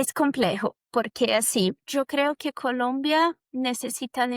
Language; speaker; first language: Spanish; non-native, fluent; Portuguese